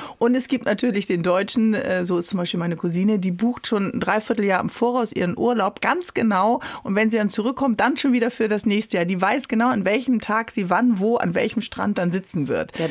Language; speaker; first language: German; native; German